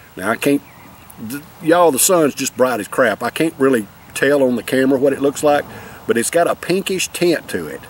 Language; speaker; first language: English; native; English